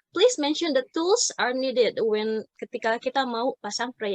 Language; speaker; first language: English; non-native, learner; Indonesian